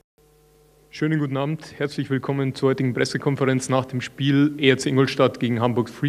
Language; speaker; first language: German; native; German